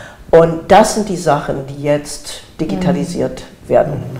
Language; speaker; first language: German; non-native, fluent; English